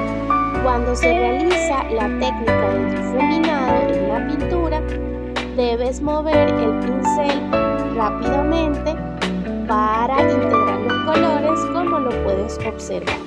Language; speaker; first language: Spanish; native; Spanish